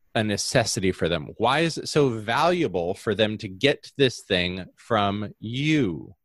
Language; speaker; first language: English; native; English